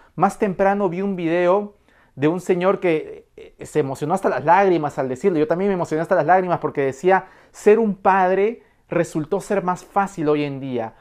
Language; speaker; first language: Spanish; native; Spanish